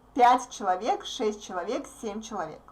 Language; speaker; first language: Russian; native; Russian